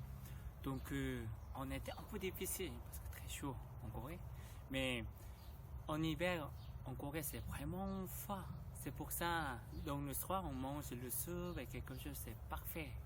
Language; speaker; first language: French; non-native, learner; Korean